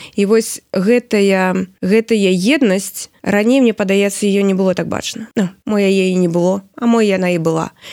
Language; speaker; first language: Belarusian; non-native, local second language; Russian